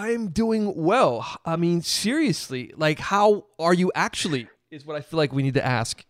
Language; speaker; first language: English; native; English